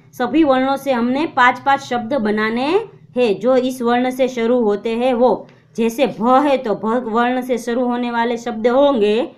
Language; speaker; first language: Hindi; non-native, local second language; Gujarati